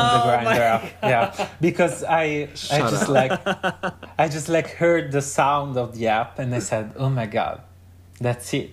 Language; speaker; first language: English; non-native, fluent; Italian